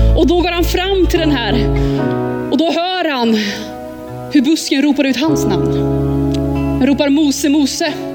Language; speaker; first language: Swedish; early bilingual, heritage; Swedish